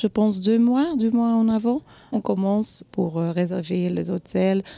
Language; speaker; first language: French; non-native, local second language; Dutch